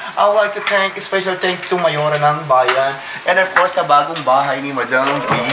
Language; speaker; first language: English; non-native, local second language; Filipino